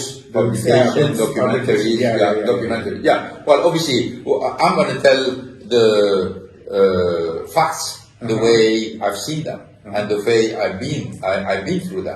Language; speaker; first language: English; non-native, fluent; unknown